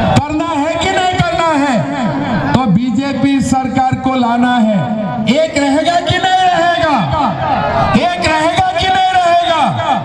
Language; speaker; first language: Hindi; non-native, local second language; Assamese